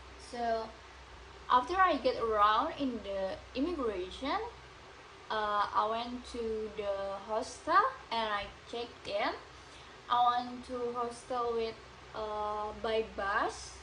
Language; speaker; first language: English; non-native, learner; Indonesian